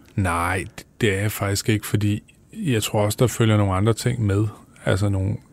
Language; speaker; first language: Danish; native; Danish